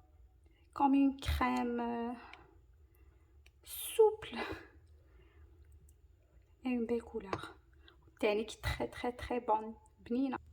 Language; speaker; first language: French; non-native, local second language; Arabic